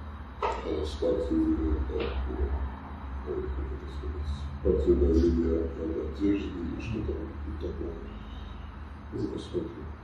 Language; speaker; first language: Russian; non-native, fluent; Georgian